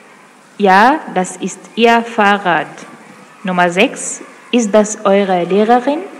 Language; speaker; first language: German; non-native, fluent; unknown